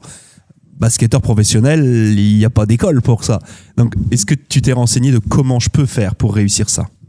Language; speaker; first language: French; native; French